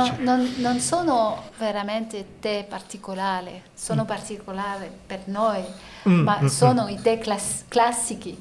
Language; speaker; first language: Italian; non-native, learner; French